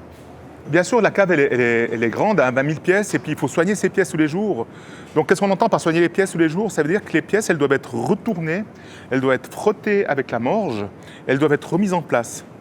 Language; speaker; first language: French; native; French